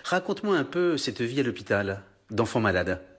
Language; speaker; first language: French; native; French